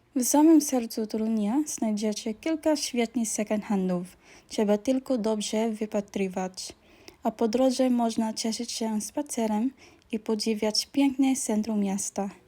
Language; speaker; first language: Polish; non-native, learner; Filipino